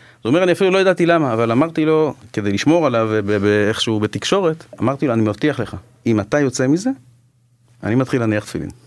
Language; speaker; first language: Hebrew; native; Hebrew